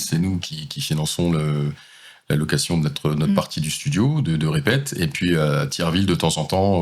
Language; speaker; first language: French; native; French